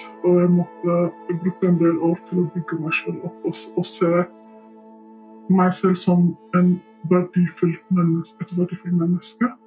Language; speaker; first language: Norwegian; non-native, fluent; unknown